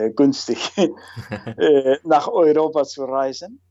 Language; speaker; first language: German; non-native, fluent; Spanish